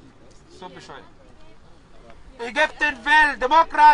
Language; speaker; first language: German; non-native, learner; Arabic